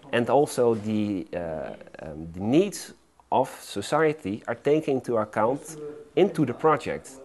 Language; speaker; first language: English; non-native, fluent; Dutch